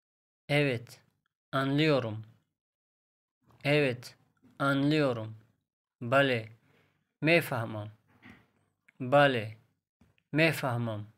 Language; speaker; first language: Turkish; non-native, fluent; Persian